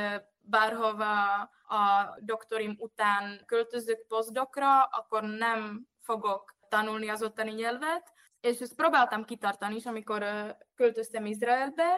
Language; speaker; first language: Hungarian; non-native, fluent; Czech